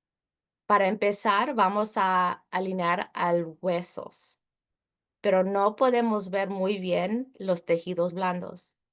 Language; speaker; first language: Spanish; early bilingual, heritage; Spanish